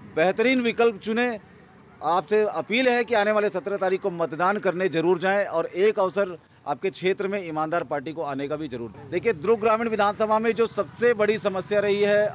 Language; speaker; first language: Hindi; native; Hindi